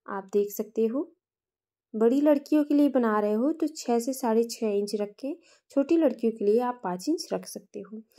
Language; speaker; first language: Hindi; native; Hindi